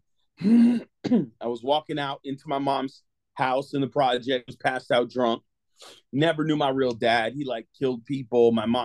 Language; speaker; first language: English; native; English